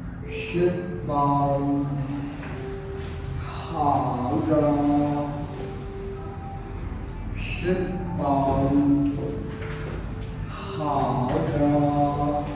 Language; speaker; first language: Vietnamese; non-native, learner; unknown